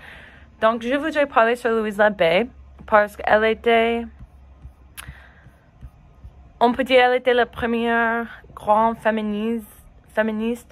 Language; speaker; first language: French; non-native, learner; English